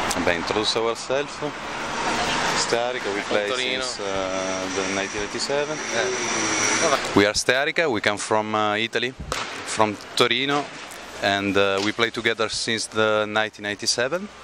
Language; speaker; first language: English; non-native, learner; Italian